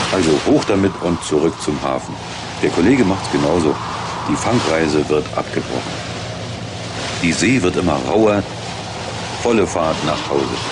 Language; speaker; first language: German; native; German